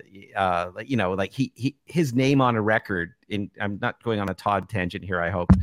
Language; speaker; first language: English; native; English